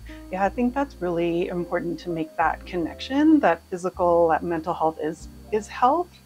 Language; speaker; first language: English; native; English